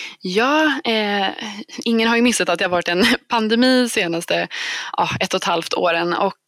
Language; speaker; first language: Swedish; native; Swedish